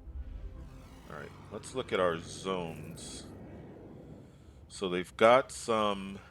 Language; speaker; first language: English; native; English